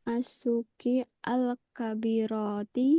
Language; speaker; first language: Arabic; non-native, learner; Indonesian